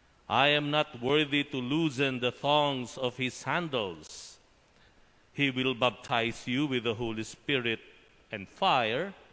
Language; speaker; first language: English; non-native, local second language; Filipino